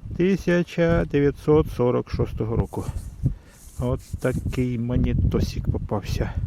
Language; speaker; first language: Ukrainian; non-native, local second language; Russian